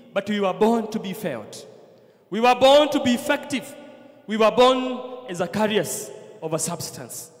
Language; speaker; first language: English; non-native, local second language; Swahili